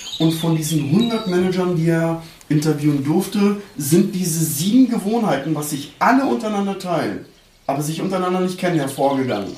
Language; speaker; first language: German; early bilingual, other home language; Turkish